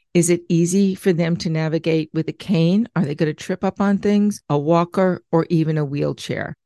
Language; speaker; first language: English; native; English